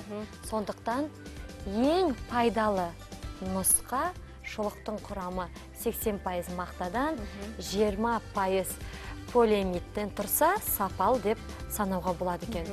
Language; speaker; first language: Kazakh; native; Kazakh